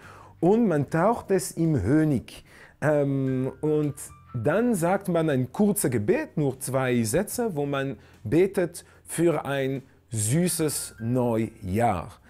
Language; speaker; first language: German; non-native, fluent; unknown